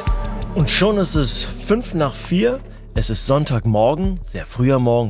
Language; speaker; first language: German; native; German